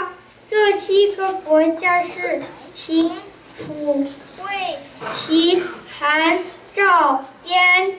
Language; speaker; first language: Chinese; early bilingual, heritage; Chinese